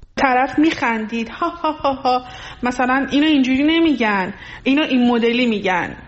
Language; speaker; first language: Persian; non-native, local second language; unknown